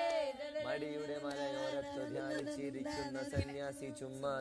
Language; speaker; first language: Malayalam; native; Malayalam